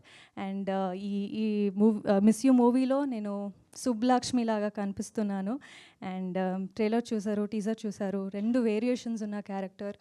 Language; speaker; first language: Telugu; non-native, local second language; Kannada